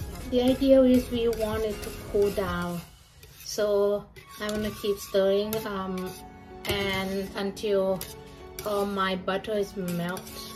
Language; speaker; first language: English; non-native, fluent; Thai